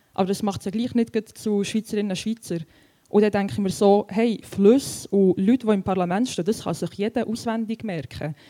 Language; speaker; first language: German; native; German